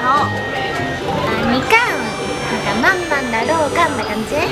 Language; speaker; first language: Chinese; non-native, fluent; Japanese